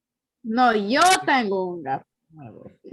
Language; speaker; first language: Spanish; non-native, learner; English